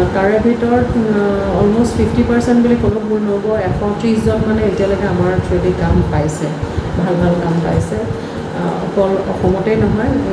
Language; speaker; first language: Assamese; native; Assamese